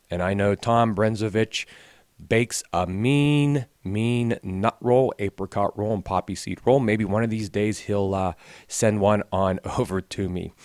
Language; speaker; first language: English; native; English